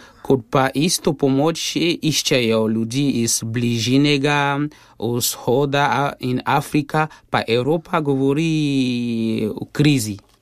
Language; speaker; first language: Slovenian; non-native, fluent; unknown